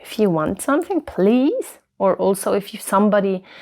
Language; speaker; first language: English; non-native, fluent; German